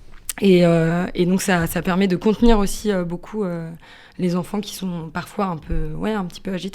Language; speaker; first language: French; native; French